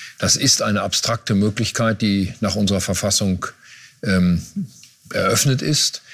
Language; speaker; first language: German; native; German